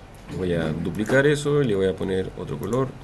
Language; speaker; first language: Spanish; native; Spanish